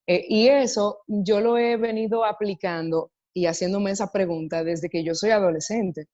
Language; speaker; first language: Spanish; native; Spanish